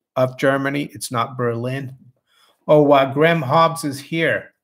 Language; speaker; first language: English; non-native, fluent; Portuguese